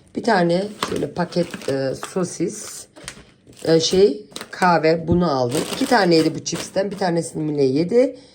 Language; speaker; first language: Turkish; early bilingual, heritage; Turkish